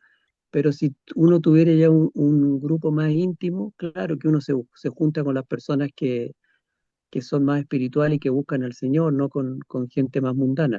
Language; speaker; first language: Spanish; native; Spanish